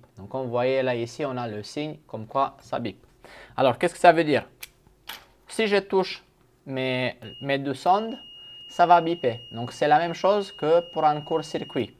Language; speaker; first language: French; non-native, fluent; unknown